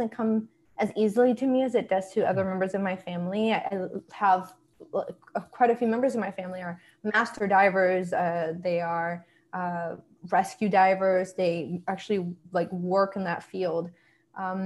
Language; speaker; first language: English; early bilingual, other home language; Spanish